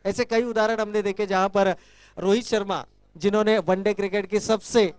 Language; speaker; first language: Hindi; non-native, local second language; Marathi